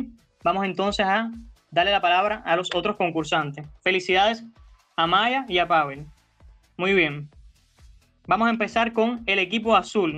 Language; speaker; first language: Spanish; native; Spanish